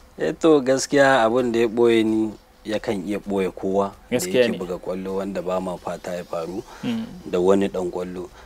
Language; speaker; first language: Hausa; native; Hausa